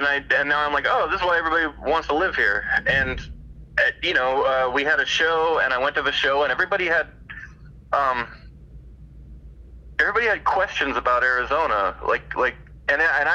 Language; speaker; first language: English; native; English